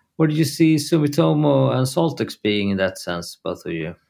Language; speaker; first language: English; non-native, fluent; Swedish